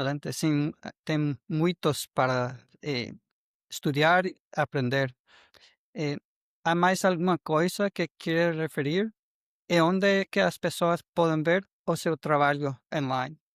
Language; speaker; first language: Portuguese; non-native, learner; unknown